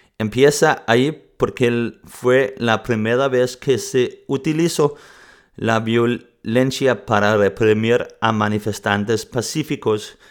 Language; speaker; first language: Spanish; non-native, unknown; Danish